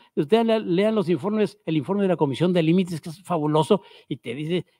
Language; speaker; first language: Spanish; native; Spanish